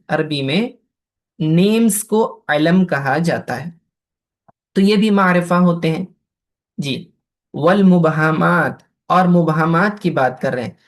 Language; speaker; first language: Urdu; native; Urdu